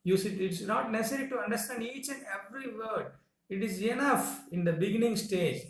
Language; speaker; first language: English; non-native, local second language; Tamil